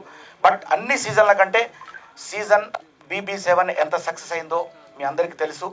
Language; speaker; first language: Telugu; native; Telugu